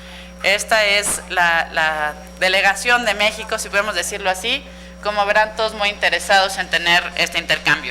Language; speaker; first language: Spanish; native; Spanish